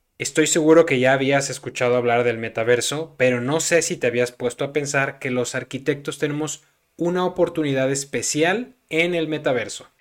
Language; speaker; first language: Spanish; native; Spanish